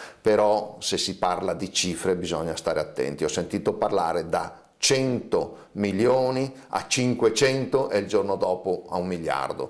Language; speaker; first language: Italian; native; Italian